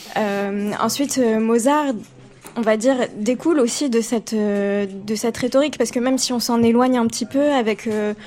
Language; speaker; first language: French; native; French